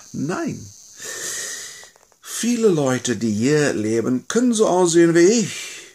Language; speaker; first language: German; non-native, fluent; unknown